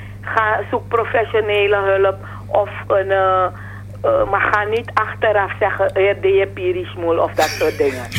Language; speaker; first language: Dutch; non-native, fluent; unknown